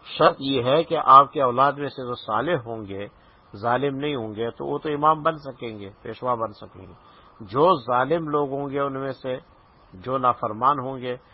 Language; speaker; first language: Urdu; native; Urdu